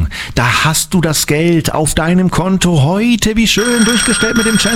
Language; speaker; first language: German; native; German